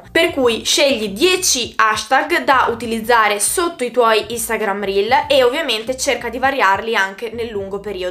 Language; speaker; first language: Italian; native; Italian